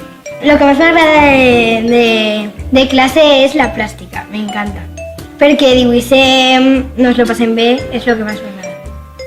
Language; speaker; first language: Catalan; non-native, local second language; Spanish